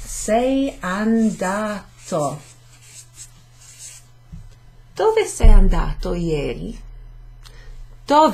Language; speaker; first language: Italian; non-native, fluent; English